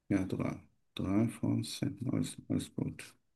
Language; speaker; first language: German; non-native, learner; Turkish